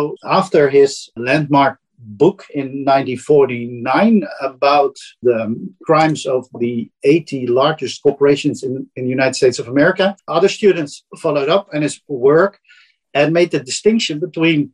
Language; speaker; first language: English; non-native, fluent; Dutch